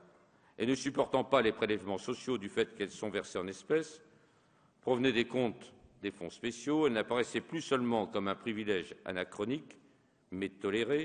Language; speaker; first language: French; native; French